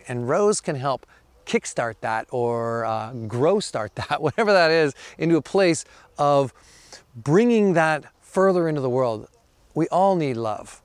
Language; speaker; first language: English; native; English